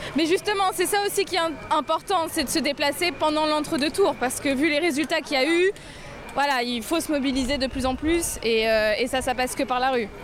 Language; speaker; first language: French; native; French